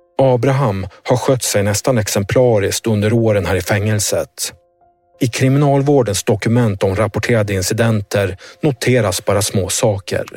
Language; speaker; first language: Swedish; native; Swedish